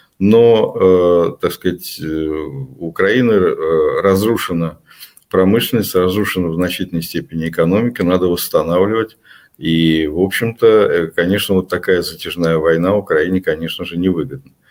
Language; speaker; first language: Russian; native; Russian